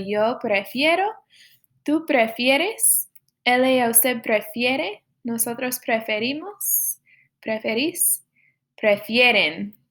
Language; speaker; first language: Spanish; non-native, fluent; English